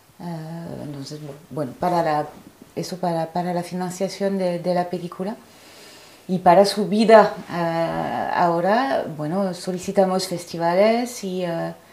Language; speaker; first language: Spanish; non-native, fluent; French